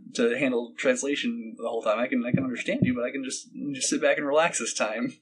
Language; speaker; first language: English; native; English